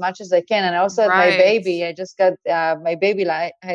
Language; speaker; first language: English; non-native, fluent; Hebrew